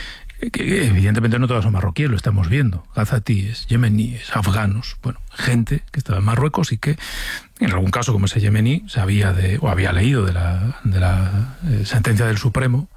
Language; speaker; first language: Spanish; native; Spanish